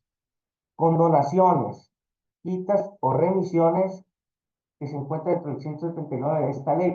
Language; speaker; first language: Spanish; native; Spanish